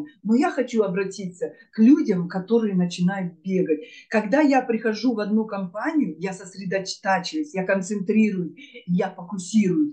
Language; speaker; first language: Russian; native; Russian